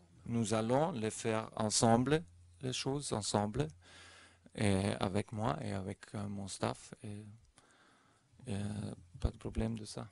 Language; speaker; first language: French; non-native, fluent; German